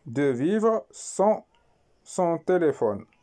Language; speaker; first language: French; non-native, local second language; Arabic